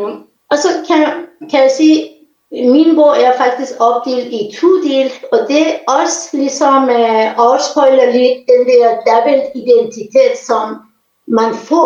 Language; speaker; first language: Danish; non-native, fluent; Persian